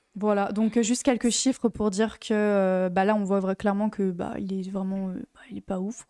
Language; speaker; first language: French; native; French